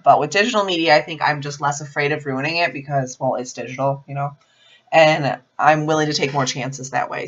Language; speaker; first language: English; native; English